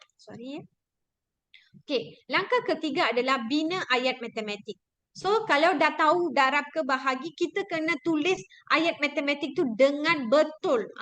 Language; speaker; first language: Malay; non-native, local second language; Tamil